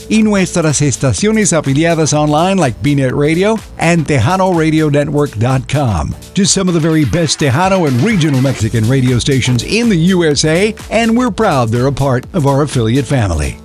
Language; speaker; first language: English; early bilingual, other home language; Spanish